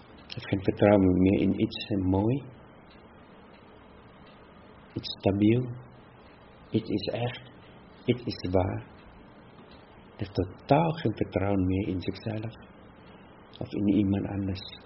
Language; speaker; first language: Dutch; non-native, fluent; Vietnamese